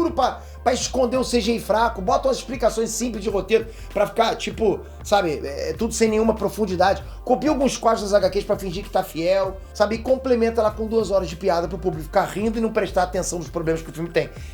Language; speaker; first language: Portuguese; native; Portuguese